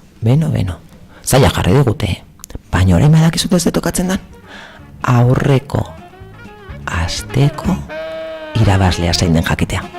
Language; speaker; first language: Basque; native; Basque